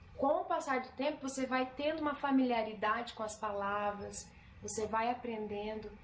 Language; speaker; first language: Portuguese; native; Portuguese